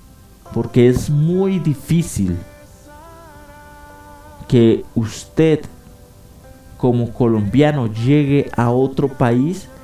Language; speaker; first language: Spanish; native; Spanish